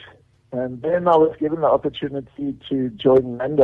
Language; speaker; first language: English; native; English